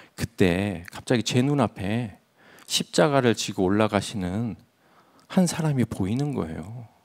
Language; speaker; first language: Korean; native; Korean